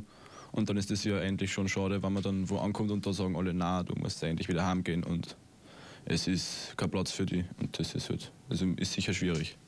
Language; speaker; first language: German; native; German